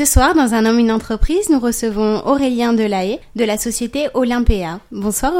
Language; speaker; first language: French; native; French